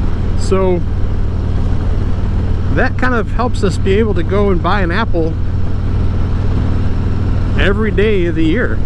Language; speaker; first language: English; native; English